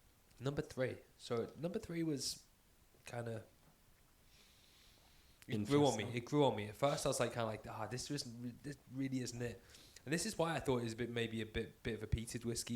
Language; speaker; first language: English; native; English